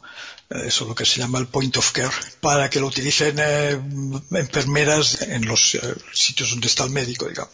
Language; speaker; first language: Spanish; native; Spanish